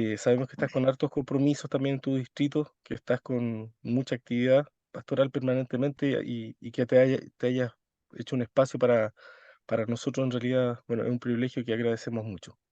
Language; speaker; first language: Spanish; native; Spanish